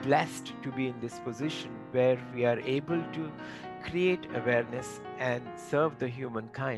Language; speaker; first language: English; non-native, local second language; Marathi